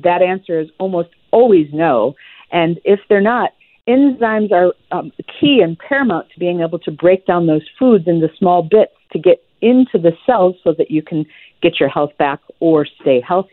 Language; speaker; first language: English; native; English